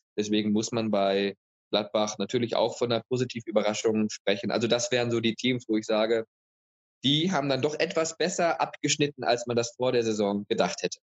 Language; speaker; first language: German; native; German